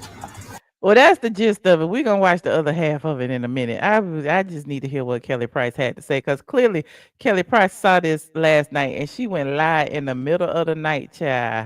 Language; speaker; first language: English; native; English